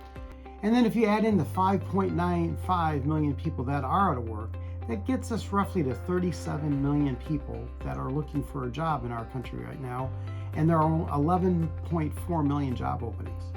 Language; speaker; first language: English; native; English